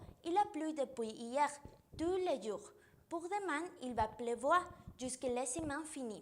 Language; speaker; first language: French; non-native, learner; Spanish